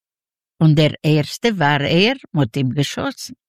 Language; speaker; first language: German; non-native, learner; Yiddish